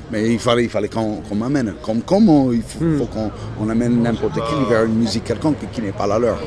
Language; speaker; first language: French; non-native, fluent; English